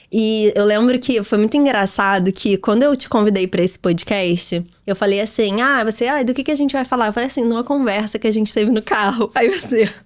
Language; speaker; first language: Portuguese; native; Portuguese